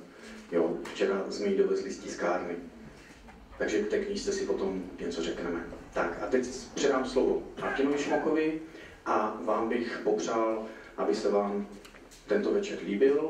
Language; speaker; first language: Czech; native; Czech